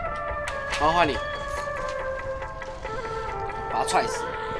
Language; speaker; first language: Chinese; native; Chinese